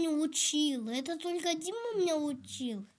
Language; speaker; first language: Russian; early bilingual, heritage; Russian